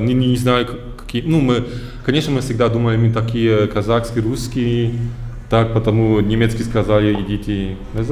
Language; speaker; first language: Russian; early bilingual, heritage; German